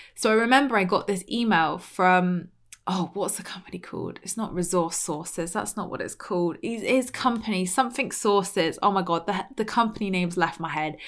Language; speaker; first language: English; native; English